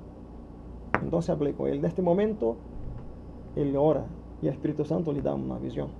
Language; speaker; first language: Spanish; non-native, learner; Portuguese